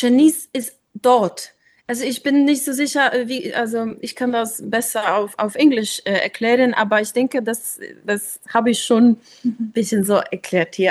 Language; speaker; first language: German; non-native, learner; English